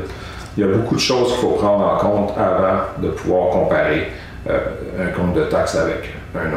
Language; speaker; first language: French; native; French